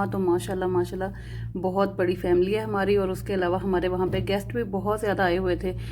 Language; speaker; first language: Urdu; non-native, local second language; Punjabi